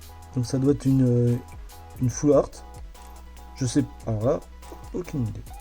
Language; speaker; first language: French; native; French